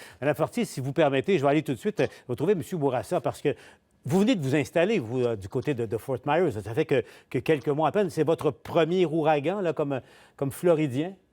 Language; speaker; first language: French; native; French